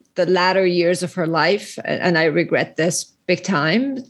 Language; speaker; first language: English; early bilingual, other home language; Persian